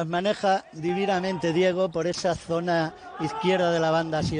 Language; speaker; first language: Spanish; native; Spanish